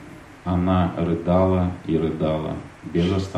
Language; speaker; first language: Russian; native; Russian